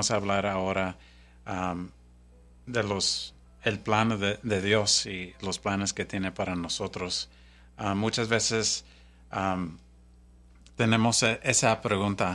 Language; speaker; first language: Spanish; early bilingual, heritage; Spanish